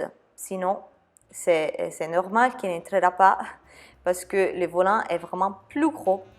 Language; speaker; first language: French; non-native, fluent; Italian